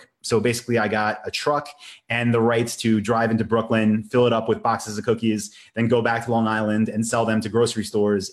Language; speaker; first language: English; native; English